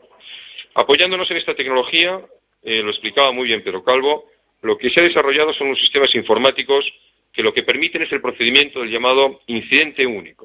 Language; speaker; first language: Spanish; native; Spanish